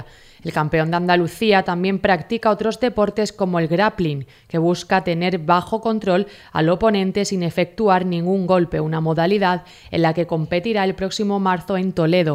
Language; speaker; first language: Spanish; native; Spanish